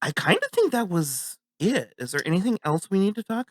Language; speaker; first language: English; native; English